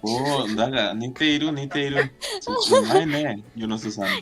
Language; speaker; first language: Japanese; non-native, learner; Spanish